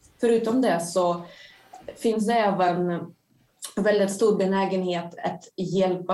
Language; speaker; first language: Swedish; non-native, fluent; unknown